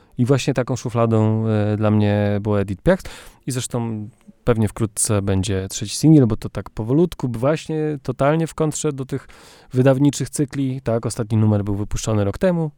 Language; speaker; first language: Polish; native; Polish